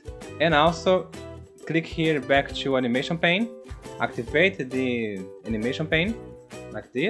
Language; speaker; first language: English; non-native, fluent; Portuguese